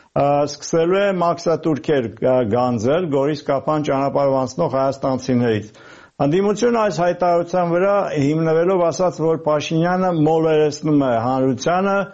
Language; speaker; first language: Armenian; native; Armenian